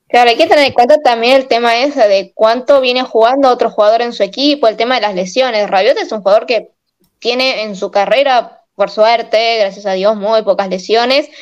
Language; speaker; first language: Spanish; native; Spanish